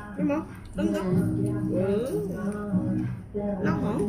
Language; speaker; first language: Chinese; non-native, fluent; Korean